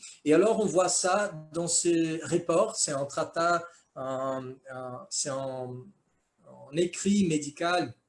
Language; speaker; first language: French; non-native, fluent; Portuguese